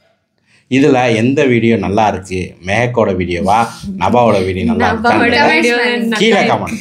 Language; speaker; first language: Tamil; native; Tamil